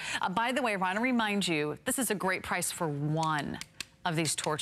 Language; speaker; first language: English; native; English